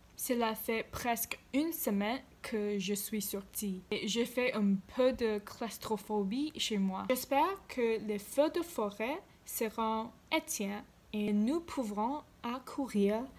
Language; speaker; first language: French; non-native, learner; English